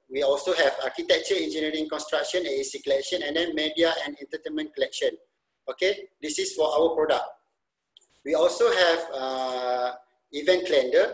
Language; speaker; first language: English; non-native, local second language; Malay